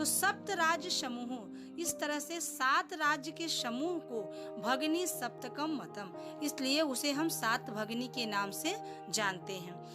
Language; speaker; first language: Hindi; non-native, local second language; Gujarati